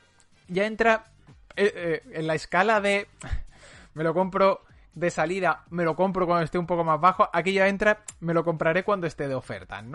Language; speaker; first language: Spanish; native; Spanish